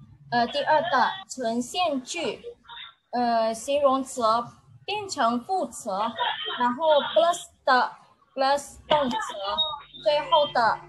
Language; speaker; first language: Chinese; non-native, learner; Indonesian